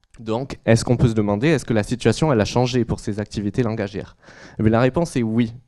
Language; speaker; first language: French; native; French